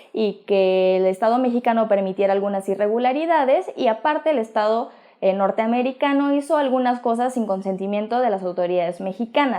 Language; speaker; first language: Spanish; native; Spanish